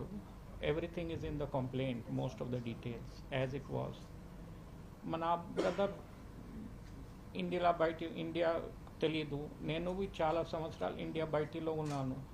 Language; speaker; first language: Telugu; early bilingual, heritage; Telugu